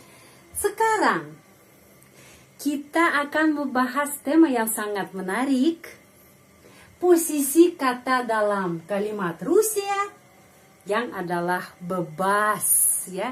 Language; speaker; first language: Indonesian; non-native, fluent; Russian